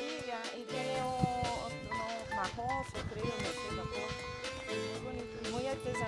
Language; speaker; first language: Spanish; non-native, learner; Portuguese